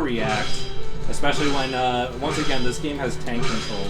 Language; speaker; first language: English; native; English